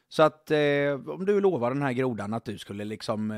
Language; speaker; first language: Swedish; native; Swedish